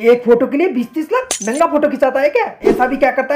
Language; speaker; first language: Hindi; native; Hindi